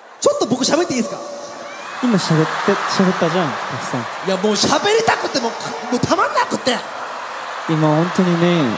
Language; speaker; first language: Japanese; native; Japanese